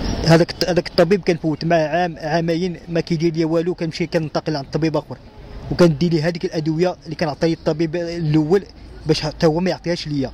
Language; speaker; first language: Arabic; native; Arabic